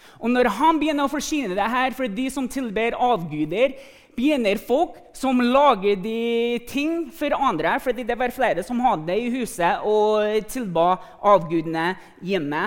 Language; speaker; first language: Norwegian; non-native, fluent; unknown